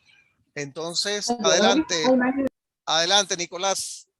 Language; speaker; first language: Spanish; native; Spanish